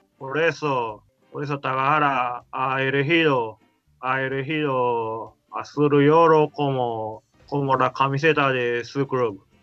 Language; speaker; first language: Spanish; non-native, learner; Japanese